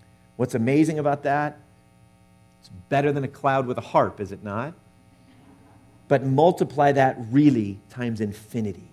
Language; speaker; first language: English; native; English